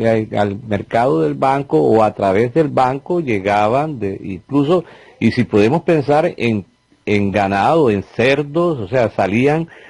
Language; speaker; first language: Spanish; native; Spanish